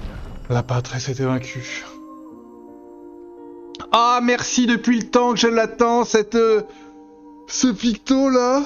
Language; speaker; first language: French; native; French